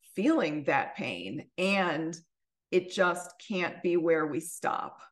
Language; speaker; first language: English; native; English